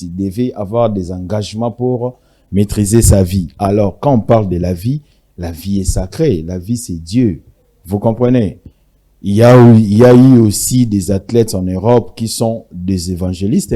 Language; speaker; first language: French; non-native, local second language; Lingala